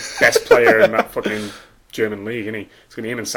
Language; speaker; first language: English; native; English